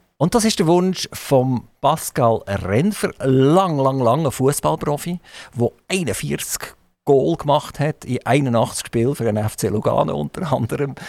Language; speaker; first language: German; native; German